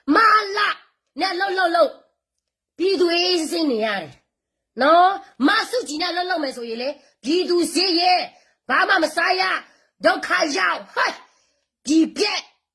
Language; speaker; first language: Burmese; non-native, local second language; Karen languages